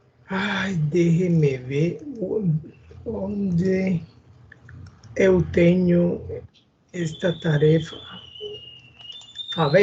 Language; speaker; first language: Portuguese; non-native, learner; Spanish